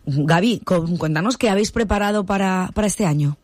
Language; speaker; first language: Spanish; native; Spanish